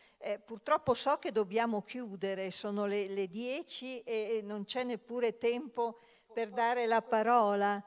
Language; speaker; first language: Italian; native; Italian